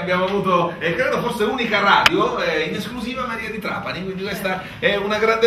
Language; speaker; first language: Italian; native; Italian